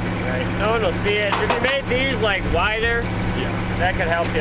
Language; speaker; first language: English; native; English